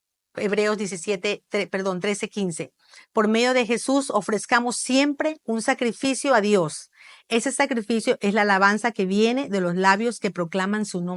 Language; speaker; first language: Spanish; native; Spanish